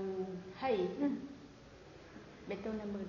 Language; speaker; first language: Japanese; non-native, learner; Vietnamese